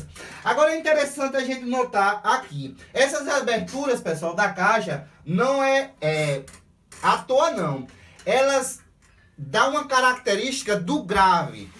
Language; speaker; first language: Portuguese; native; Portuguese